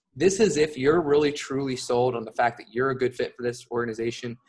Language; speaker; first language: English; native; English